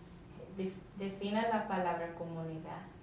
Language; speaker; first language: Spanish; non-native, learner; English